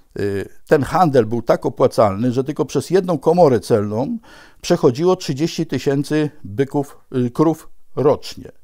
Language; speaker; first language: Polish; native; Polish